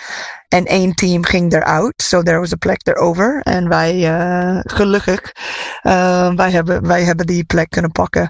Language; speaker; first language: Dutch; non-native, fluent; English